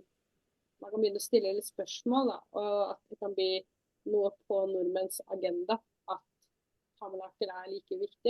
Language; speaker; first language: Norwegian; early bilingual, other home language; Tamil